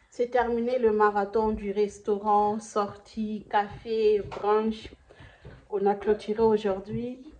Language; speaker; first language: French; non-native, local second language; Lingala